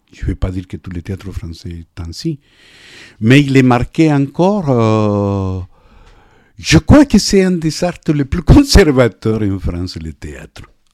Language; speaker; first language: French; non-native, fluent; Spanish